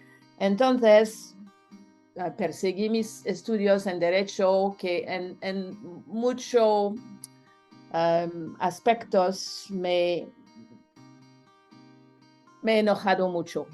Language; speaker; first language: Spanish; non-native, learner; French